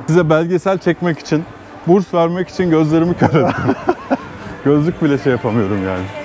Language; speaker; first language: Turkish; native; Turkish